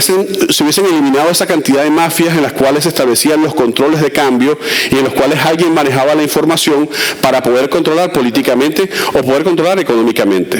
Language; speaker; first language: Spanish; native; Spanish